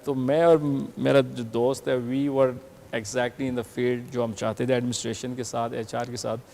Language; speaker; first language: Urdu; early bilingual, heritage; Urdu